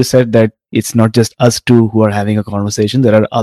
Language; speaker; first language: English; non-native, local second language; Tamil